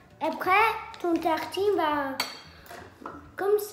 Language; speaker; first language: French; non-native, learner; English